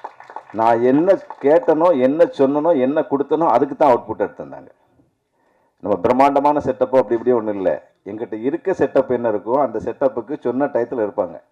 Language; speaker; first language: Tamil; native; Tamil